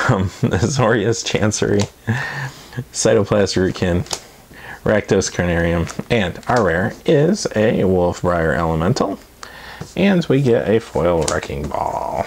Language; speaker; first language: English; native; English